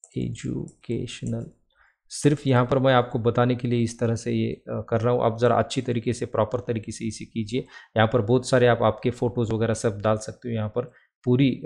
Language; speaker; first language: Hindi; non-native, local second language; Marathi